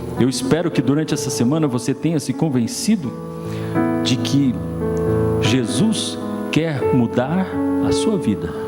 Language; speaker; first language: Portuguese; native; Portuguese